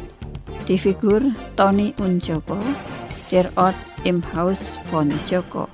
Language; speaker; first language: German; non-native, fluent; Indonesian